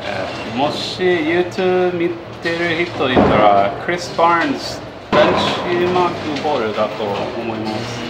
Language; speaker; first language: Japanese; non-native, fluent; English